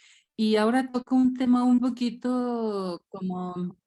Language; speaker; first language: Spanish; native; Spanish